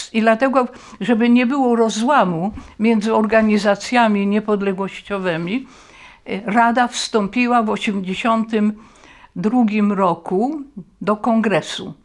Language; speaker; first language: Polish; early bilingual, heritage; Polish